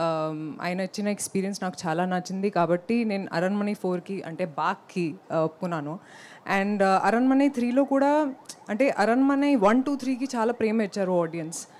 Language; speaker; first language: Telugu; non-native, fluent; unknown